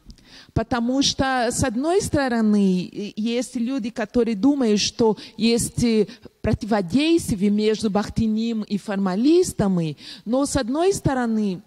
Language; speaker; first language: Russian; non-native, learner; Portuguese